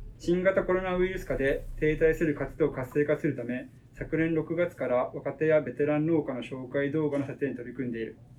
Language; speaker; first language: Japanese; native; Japanese